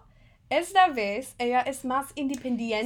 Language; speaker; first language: Spanish; non-native, learner; English